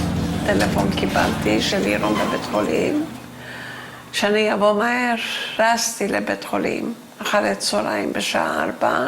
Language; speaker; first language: Hebrew; non-native, fluent; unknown